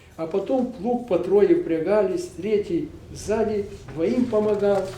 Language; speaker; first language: Russian; non-native, local second language; Ukrainian